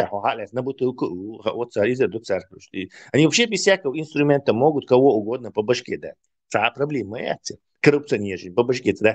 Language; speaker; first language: Russian; non-native, local second language; Chechen